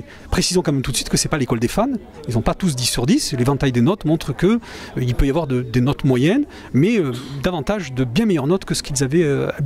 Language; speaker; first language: French; native; French